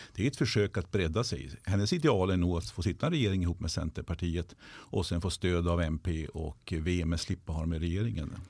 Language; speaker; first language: Swedish; native; Swedish